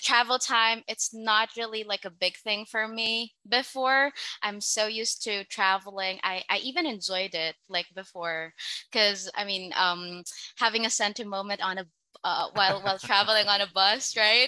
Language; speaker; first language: English; non-native, local second language; Filipino